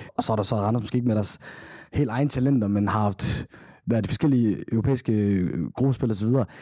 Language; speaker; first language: Danish; early bilingual, other home language; Somali